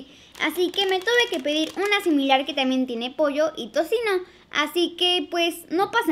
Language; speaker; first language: Spanish; native; Spanish